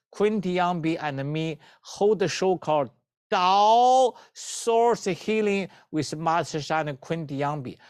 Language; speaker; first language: English; non-native, learner; Chinese